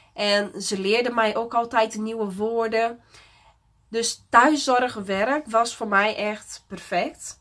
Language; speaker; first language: Dutch; non-native, fluent; Portuguese